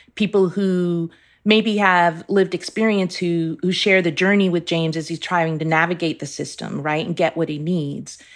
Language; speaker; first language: English; early bilingual, other home language; Persian